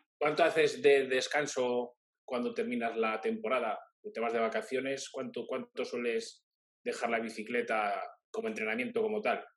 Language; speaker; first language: Spanish; native; Spanish